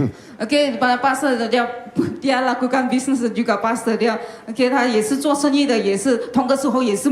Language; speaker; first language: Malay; non-native, local second language; Chinese